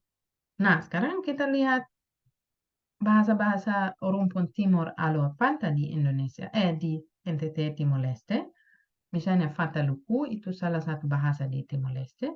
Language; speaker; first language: Indonesian; non-native, fluent; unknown